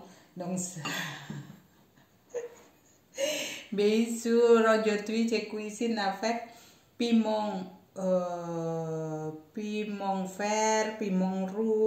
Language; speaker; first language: French; non-native, learner; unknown